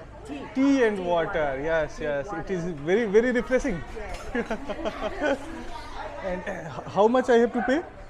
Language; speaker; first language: English; non-native, local second language; Hindi